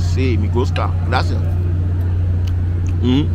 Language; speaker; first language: Spanish; non-native, learner; English